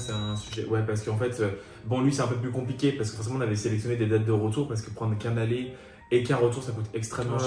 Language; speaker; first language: French; native; French